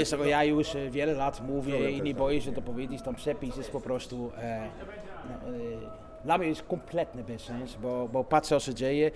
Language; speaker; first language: Polish; non-native, fluent; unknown